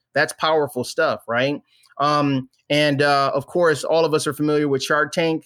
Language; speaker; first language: English; native; English